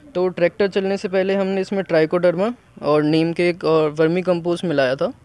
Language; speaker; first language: Hindi; native; Hindi